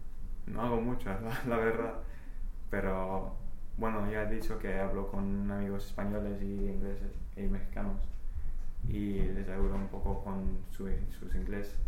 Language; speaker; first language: Spanish; non-native, fluent; English